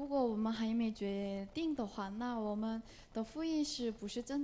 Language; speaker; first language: Chinese; non-native, learner; Korean